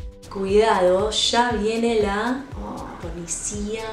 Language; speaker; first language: Spanish; non-native, fluent; English